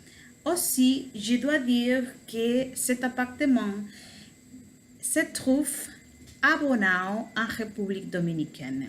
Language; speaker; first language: French; non-native, learner; Spanish